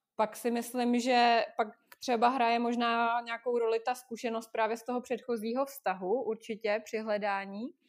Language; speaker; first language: Czech; non-native, fluent; Russian